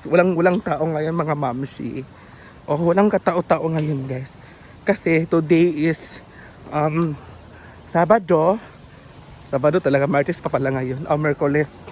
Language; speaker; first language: Filipino; native; Filipino